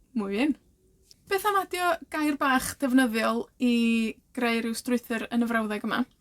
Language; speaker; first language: Welsh; native; Welsh